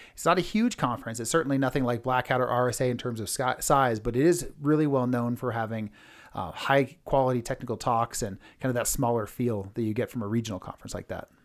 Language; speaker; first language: English; native; English